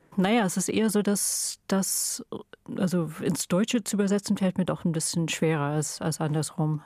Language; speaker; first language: German; non-native, fluent; English